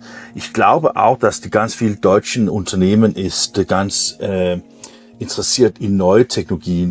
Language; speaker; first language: German; non-native, learner; Danish